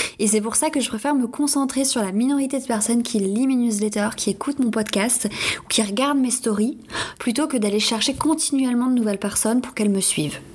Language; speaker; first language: French; native; French